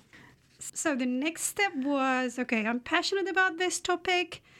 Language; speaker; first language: English; non-native, fluent; Turkish